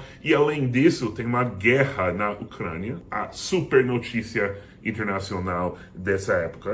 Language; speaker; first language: Portuguese; non-native, fluent; English